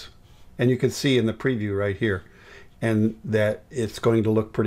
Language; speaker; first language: English; native; English